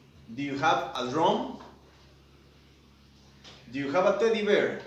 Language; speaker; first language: English; non-native, fluent; Spanish